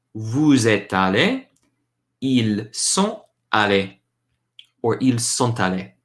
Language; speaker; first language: French; non-native, learner; English